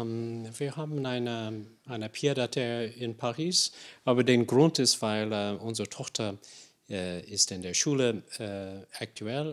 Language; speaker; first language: German; non-native, fluent; English